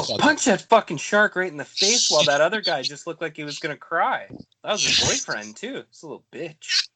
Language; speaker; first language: English; native; English